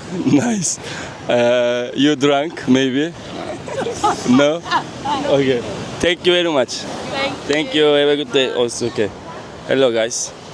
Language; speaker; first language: English; non-native, learner; Turkish